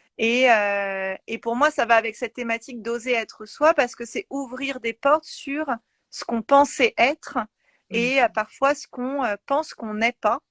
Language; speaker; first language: French; native; French